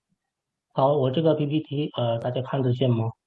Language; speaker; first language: Chinese; native; Chinese